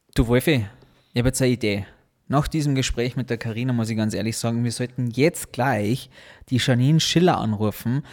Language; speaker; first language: German; native; German